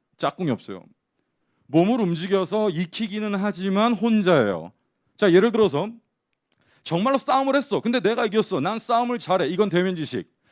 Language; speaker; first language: Korean; native; Korean